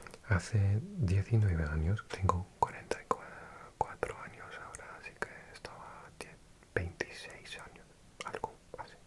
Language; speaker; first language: Spanish; non-native, fluent; English